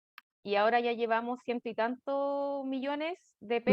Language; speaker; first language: Spanish; native; Spanish